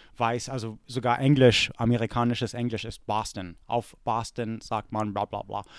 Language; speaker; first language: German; early bilingual, other home language; English